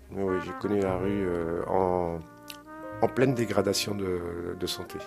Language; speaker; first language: French; native; French